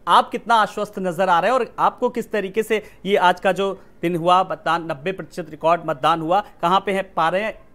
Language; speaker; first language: Hindi; native; Hindi